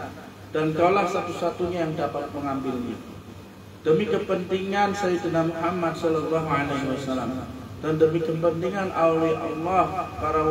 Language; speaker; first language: Indonesian; native; Indonesian